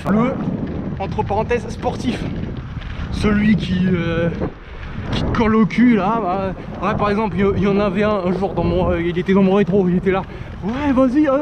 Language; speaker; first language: French; native; French